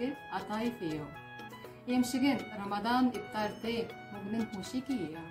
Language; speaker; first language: Korean; non-native, learner; Arabic